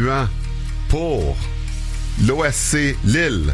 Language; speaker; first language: French; native; French